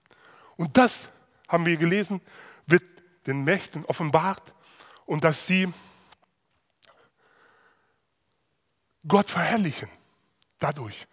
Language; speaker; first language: German; non-native, fluent; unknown